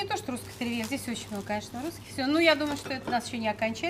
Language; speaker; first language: Russian; native; Russian